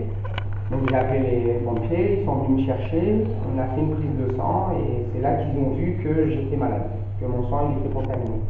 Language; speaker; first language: French; native; French